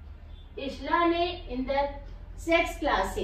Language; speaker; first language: German; non-native, learner; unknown